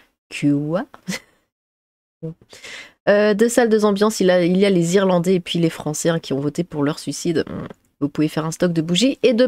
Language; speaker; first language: French; native; French